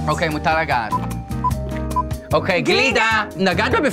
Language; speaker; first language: Hebrew; native; Hebrew